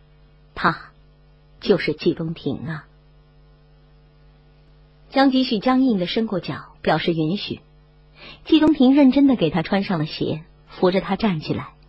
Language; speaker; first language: Chinese; native; Chinese